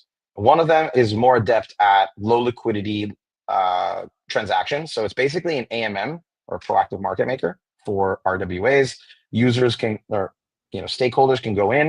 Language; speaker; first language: English; native; English